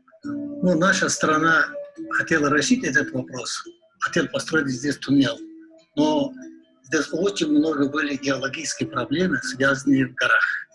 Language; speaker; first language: Russian; non-native, learner; Uzbek